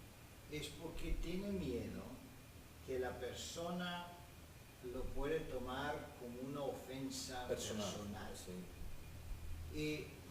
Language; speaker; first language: Spanish; non-native, fluent; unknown